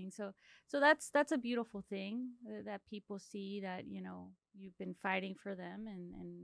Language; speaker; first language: English; early bilingual, other home language; Spanish